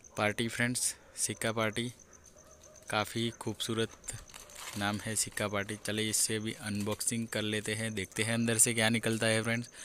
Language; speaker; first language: Hindi; native; Hindi